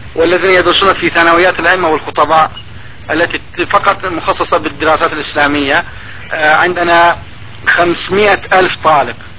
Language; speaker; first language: Arabic; non-native, fluent; Turkish